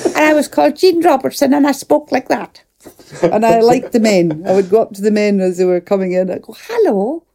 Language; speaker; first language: English; native; English